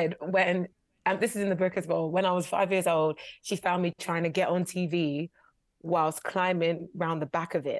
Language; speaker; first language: English; native; English